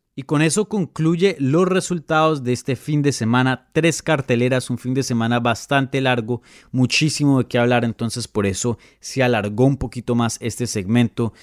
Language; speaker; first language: Spanish; native; Spanish